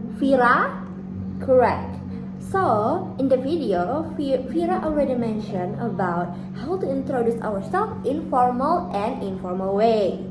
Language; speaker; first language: English; non-native, fluent; Indonesian